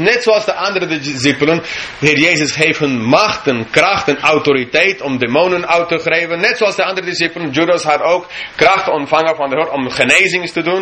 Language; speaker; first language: Dutch; non-native, fluent; English